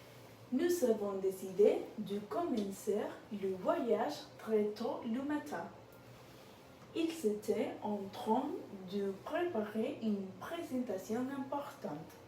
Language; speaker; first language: French; non-native, learner; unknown